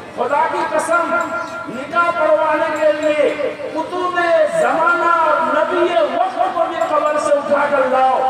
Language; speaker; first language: Urdu; non-native, local second language; Bangla